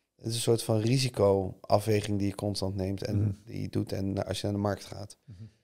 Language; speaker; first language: Dutch; native; Dutch